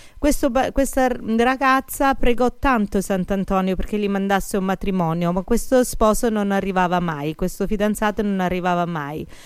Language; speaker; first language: Italian; native; Italian